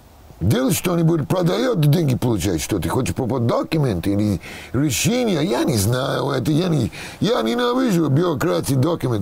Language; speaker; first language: Russian; non-native, learner; English